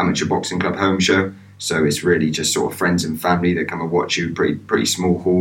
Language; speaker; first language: English; native; English